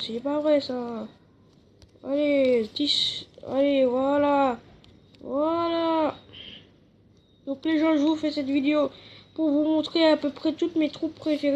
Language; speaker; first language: French; native; French